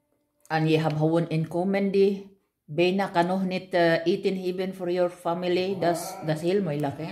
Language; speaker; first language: Dutch; non-native, learner; Filipino